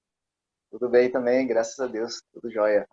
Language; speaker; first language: Portuguese; native; Portuguese